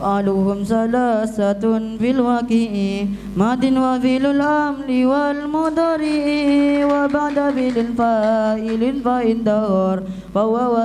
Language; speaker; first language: Arabic; non-native, learner; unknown